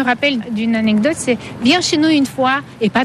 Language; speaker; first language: French; non-native, fluent; Russian